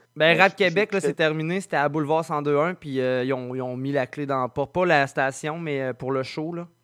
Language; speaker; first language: French; native; French